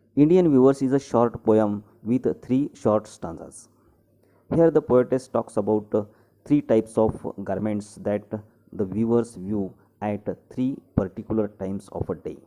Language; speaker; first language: English; non-native, local second language; Marathi